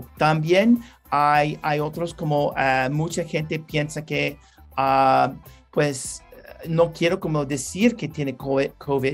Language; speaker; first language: Spanish; non-native, learner; English